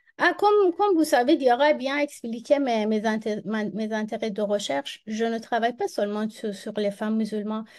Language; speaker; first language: French; non-native, fluent; Persian